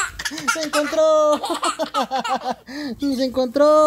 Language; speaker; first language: Spanish; native; Spanish